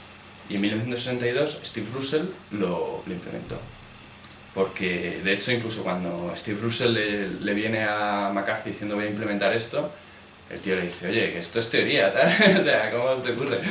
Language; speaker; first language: Spanish; native; Spanish